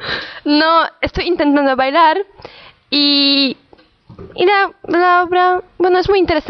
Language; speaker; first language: Spanish; non-native, learner; Polish